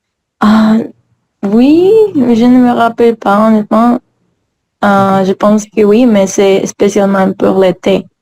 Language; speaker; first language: French; non-native, learner; English